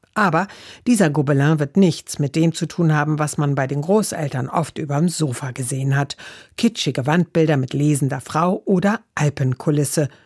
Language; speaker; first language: German; native; German